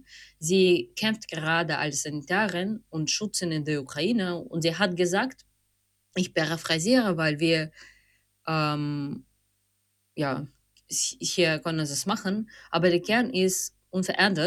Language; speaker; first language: German; non-native, fluent; Ukrainian